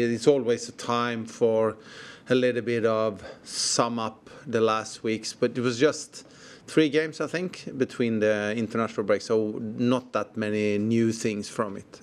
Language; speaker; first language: English; non-native, fluent; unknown